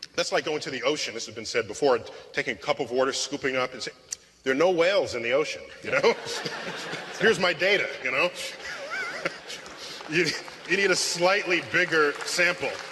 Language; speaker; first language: English; native; English